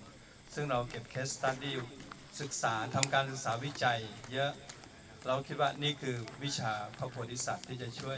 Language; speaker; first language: Thai; native; Thai